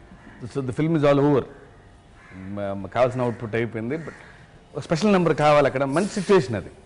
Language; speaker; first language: Telugu; native; Telugu